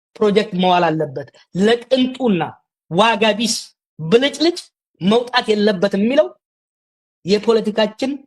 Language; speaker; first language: Amharic; non-native, local second language; Oromo